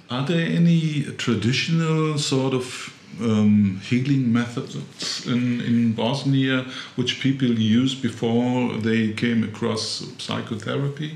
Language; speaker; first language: English; non-native, fluent; German